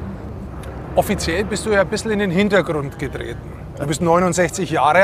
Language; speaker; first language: German; native; German